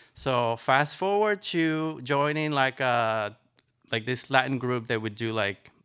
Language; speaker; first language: English; early bilingual, other home language; Spanish